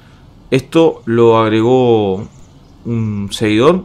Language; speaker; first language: Spanish; native; Spanish